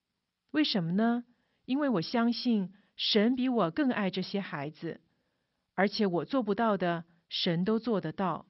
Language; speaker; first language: Chinese; native; Chinese